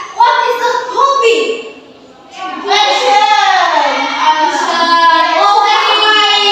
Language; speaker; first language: English; non-native, learner; Indonesian